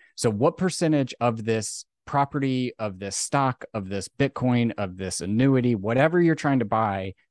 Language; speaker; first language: English; native; English